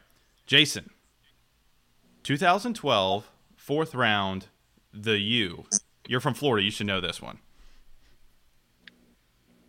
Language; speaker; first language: English; native; English